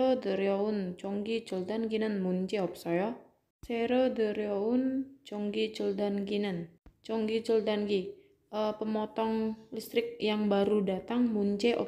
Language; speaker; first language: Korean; non-native, fluent; Indonesian